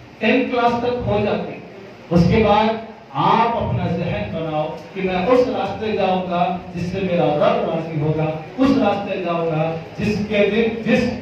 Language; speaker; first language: Urdu; native; Urdu